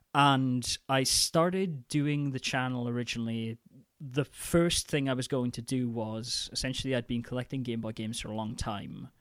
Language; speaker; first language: English; native; English